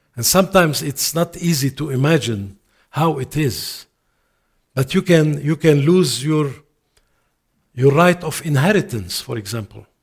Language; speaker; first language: English; non-native, fluent; Arabic